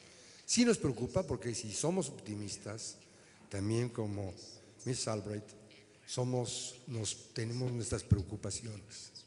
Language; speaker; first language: Spanish; native; Spanish